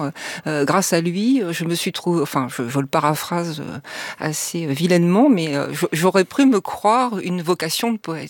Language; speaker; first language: French; native; French